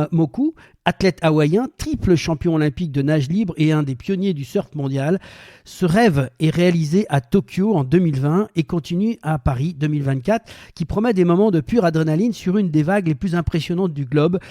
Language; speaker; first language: French; native; French